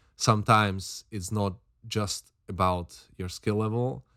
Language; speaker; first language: English; non-native, fluent; Slovak